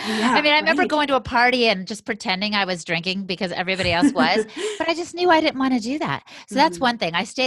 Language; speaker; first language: English; native; English